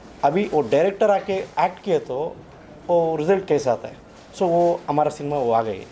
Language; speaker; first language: Hindi; non-native, learner; Kannada